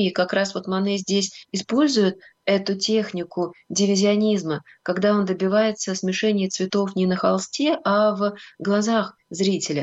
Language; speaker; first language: Russian; native; Russian